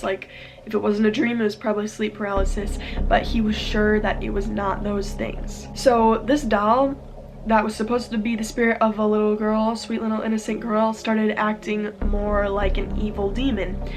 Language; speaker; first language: English; native; English